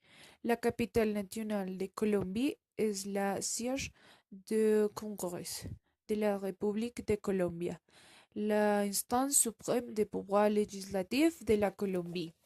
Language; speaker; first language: French; non-native, learner; Spanish